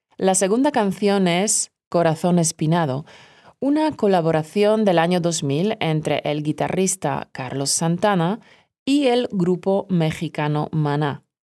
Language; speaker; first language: Spanish; non-native, fluent; Polish